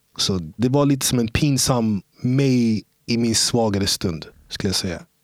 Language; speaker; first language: Swedish; early bilingual, other home language; English